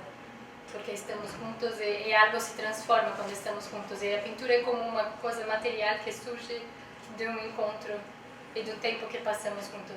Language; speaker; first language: Spanish; non-native, learner; Portuguese